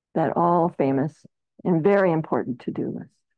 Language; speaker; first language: English; native; English